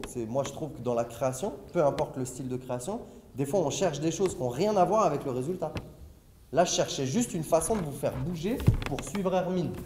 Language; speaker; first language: French; native; French